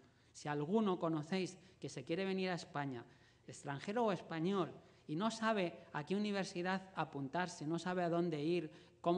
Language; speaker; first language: Spanish; native; Spanish